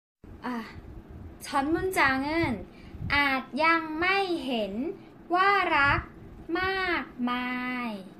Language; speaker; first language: Korean; non-native, learner; Thai